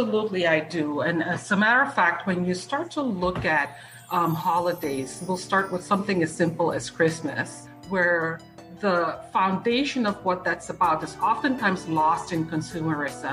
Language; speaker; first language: English; non-native, fluent; Dutch